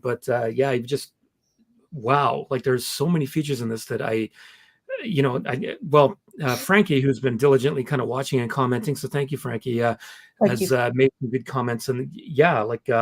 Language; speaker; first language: English; native; English